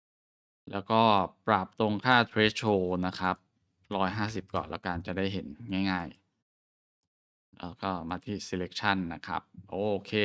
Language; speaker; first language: Thai; native; Thai